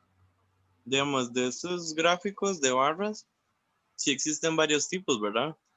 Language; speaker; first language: Spanish; native; Spanish